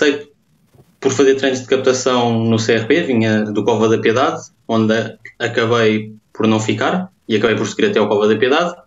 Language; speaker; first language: Portuguese; native; Portuguese